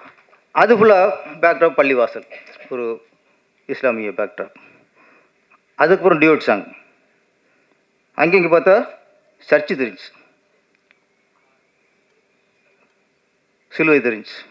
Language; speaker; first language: Tamil; native; Tamil